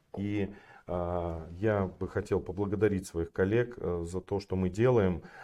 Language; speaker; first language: Russian; native; Russian